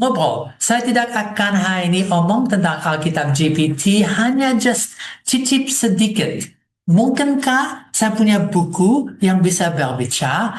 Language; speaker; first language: Indonesian; non-native, fluent; English